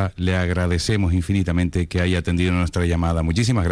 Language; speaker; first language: Spanish; native; Spanish